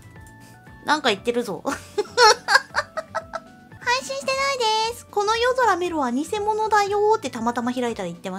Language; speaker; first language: Japanese; native; Japanese